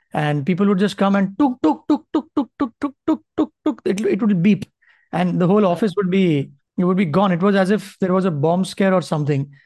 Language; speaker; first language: English; non-native, local second language; Marathi